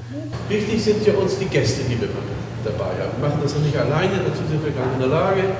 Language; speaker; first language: German; native; German